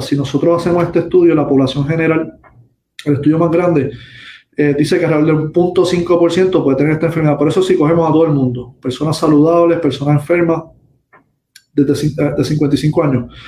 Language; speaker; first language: Spanish; native; Spanish